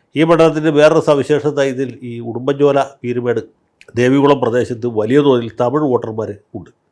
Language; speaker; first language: Malayalam; native; Malayalam